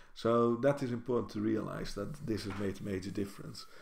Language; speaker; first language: English; non-native, fluent; Dutch